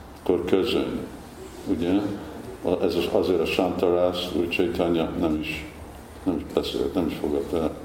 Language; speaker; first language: Hungarian; early bilingual, heritage; Hungarian